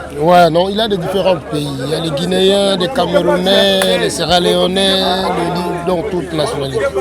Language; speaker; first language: French; non-native, local second language; Lingala